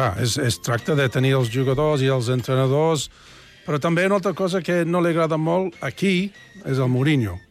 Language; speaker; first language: Catalan; non-native, fluent; English